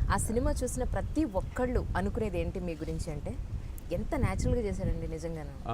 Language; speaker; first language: Telugu; native; Telugu